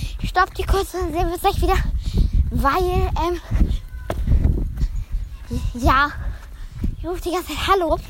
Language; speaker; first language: German; native; German